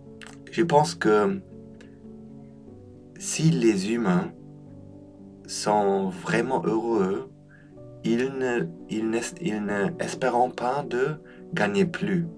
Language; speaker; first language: French; non-native, fluent; German